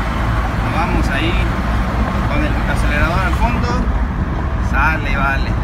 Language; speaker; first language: Spanish; native; Spanish